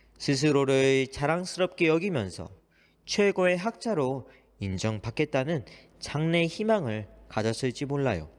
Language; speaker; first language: Korean; native; Korean